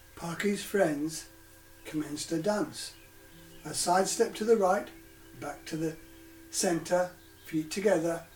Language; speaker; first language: English; native; English